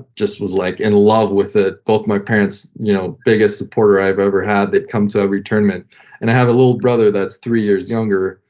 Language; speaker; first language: English; non-native, fluent; French